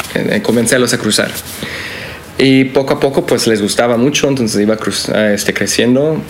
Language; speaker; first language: Spanish; non-native, fluent; English